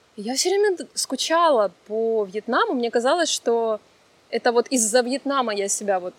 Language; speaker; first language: Russian; native; Russian